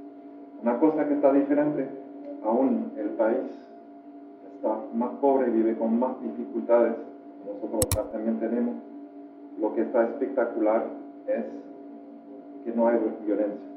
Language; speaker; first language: Spanish; non-native, fluent; French